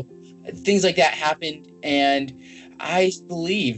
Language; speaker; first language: English; native; English